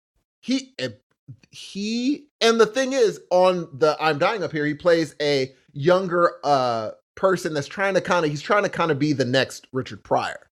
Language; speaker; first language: English; native; English